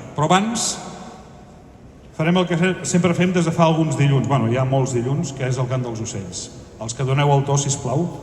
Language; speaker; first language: Catalan; native; Catalan